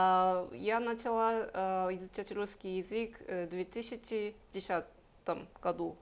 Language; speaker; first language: Russian; non-native, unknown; Japanese